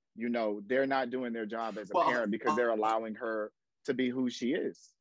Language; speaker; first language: English; native; English